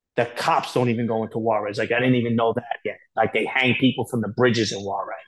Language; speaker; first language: English; native; English